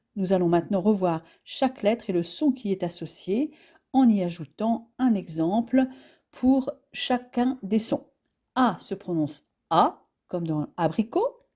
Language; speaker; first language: French; native; French